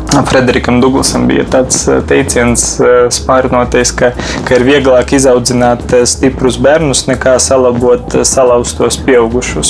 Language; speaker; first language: Latvian; non-native, local second language; Russian